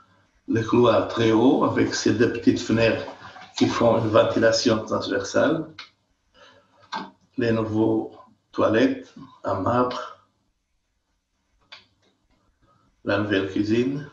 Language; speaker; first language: French; non-native, fluent; Portuguese